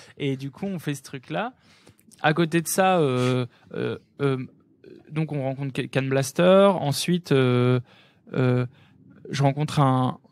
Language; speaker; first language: French; native; French